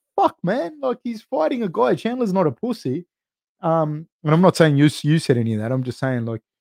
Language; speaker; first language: English; native; English